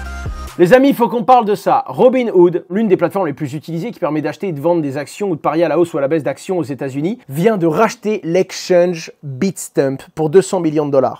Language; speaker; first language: French; native; French